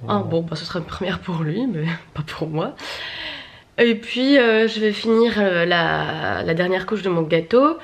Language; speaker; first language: French; native; French